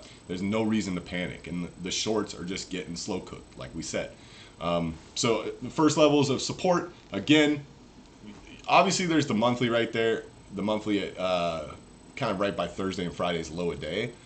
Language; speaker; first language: English; native; English